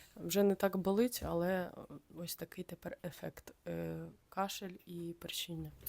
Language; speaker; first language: Ukrainian; native; Ukrainian